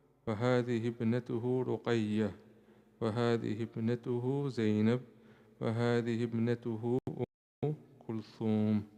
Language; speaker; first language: Arabic; non-native, fluent; English